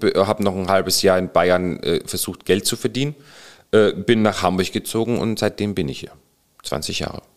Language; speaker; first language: German; native; German